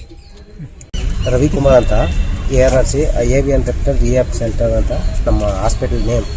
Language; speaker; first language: Kannada; native; Kannada